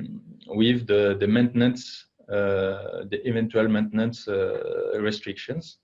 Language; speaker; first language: English; non-native, fluent; French